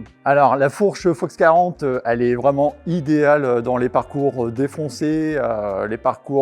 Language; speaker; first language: French; native; French